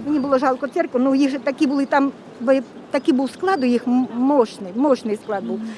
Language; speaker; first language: Ukrainian; native; Ukrainian